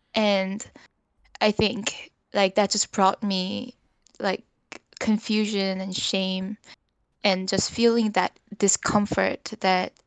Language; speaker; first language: English; early bilingual, other home language; Korean